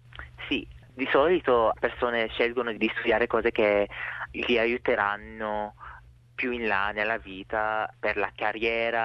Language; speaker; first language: Italian; non-native, fluent; English